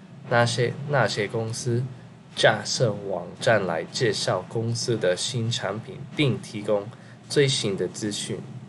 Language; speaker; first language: Chinese; non-native, learner; English